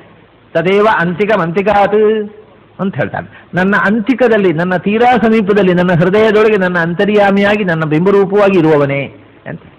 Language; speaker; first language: Kannada; native; Kannada